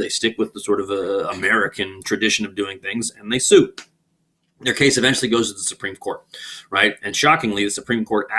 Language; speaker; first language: English; native; English